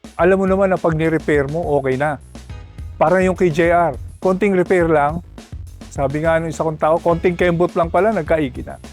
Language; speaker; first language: Filipino; native; Filipino